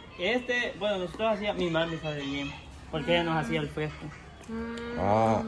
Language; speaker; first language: Spanish; native; Spanish